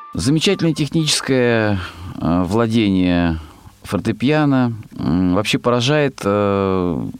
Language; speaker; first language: Russian; native; Russian